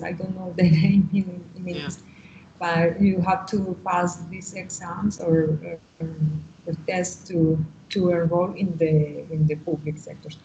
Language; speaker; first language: English; non-native, learner; Spanish